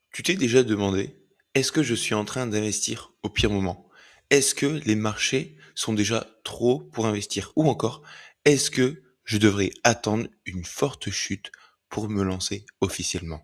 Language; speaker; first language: French; native; French